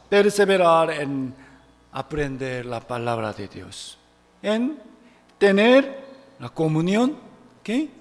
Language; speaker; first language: Spanish; non-native, fluent; Korean